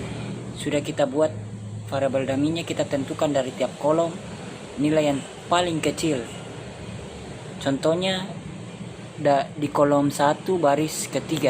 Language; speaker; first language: Indonesian; native; Indonesian